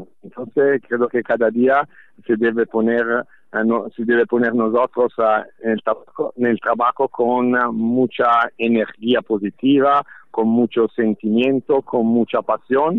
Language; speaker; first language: Spanish; non-native, fluent; Italian